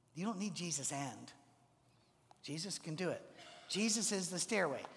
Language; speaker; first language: English; native; English